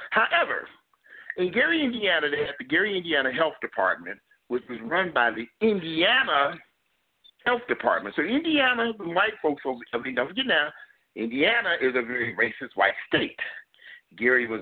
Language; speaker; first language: English; native; English